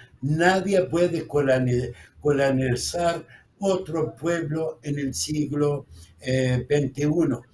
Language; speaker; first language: Spanish; non-native, fluent; Arabic